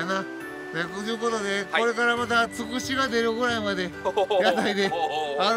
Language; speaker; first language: Japanese; native; Japanese